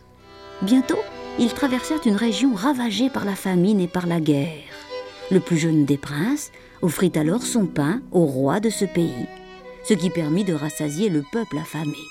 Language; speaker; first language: French; native; French